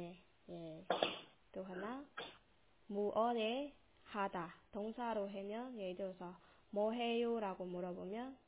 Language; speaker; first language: Korean; non-native, local second language; Burmese